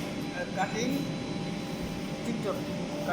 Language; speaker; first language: English; non-native, learner; Bangla